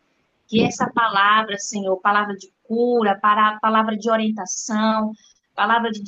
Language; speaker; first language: Portuguese; native; Portuguese